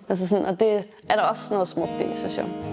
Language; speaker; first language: Danish; native; Danish